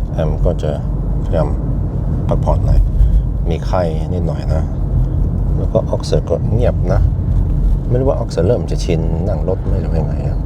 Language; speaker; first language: Thai; non-native, fluent; Norwegian